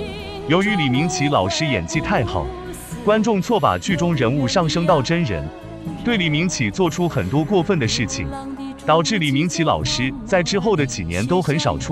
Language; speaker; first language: Chinese; native; Chinese